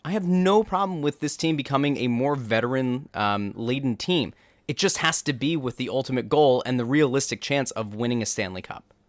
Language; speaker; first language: English; native; English